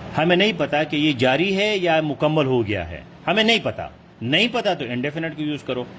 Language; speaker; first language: Urdu; non-native, local second language; Pashto